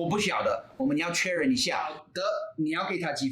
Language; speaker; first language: Chinese; non-native, fluent; English